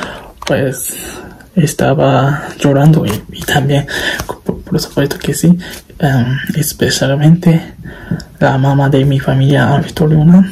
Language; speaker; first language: Spanish; non-native, learner; Japanese